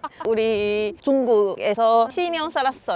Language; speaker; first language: Korean; non-native, learner; Chinese